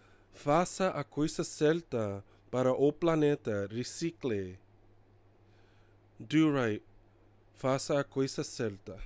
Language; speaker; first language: Portuguese; non-native, learner; English